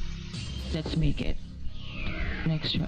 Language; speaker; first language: English; non-native, local second language; Filipino